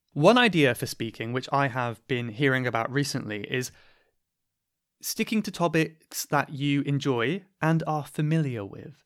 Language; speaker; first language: English; native; English